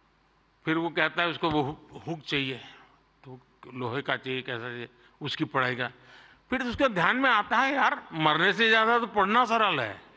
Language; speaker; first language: Hindi; non-native, local second language; Gujarati